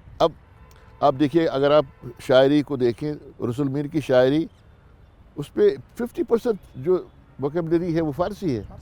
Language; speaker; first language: Urdu; non-native, local second language; Kashmiri